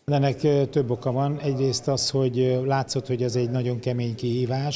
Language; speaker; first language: Hungarian; native; Hungarian